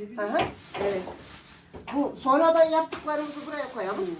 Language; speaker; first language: Turkish; native; Turkish